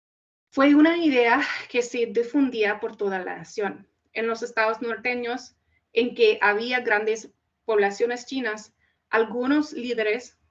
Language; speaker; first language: Spanish; non-native, fluent; English